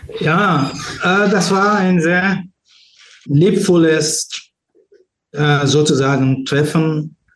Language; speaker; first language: German; non-native, learner; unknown